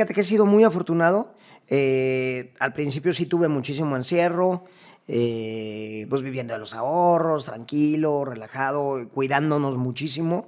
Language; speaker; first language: Spanish; native; Spanish